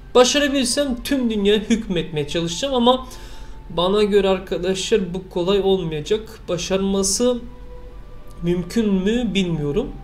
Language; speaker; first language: Turkish; early bilingual, heritage; Turkish